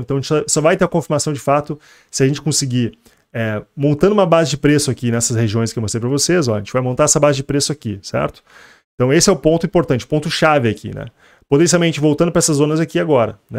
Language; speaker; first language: Portuguese; native; Portuguese